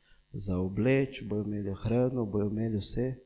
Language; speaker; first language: Slovenian; non-native, fluent; Portuguese